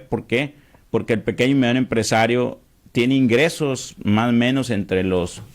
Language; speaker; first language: Spanish; native; Spanish